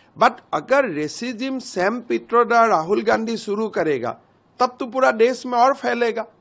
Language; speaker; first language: Hindi; non-native, local second language; Assamese